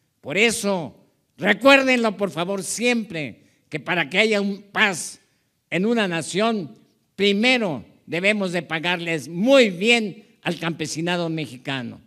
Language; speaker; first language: Spanish; early bilingual, other home language; Japanese